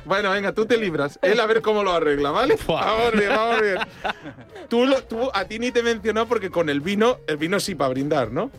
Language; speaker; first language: Spanish; native; Spanish